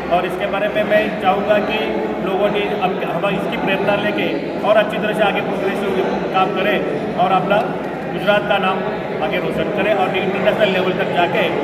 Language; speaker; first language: Hindi; non-native, local second language; Gujarati